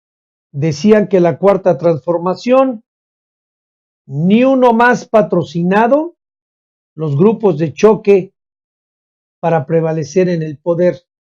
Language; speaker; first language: Spanish; native; Spanish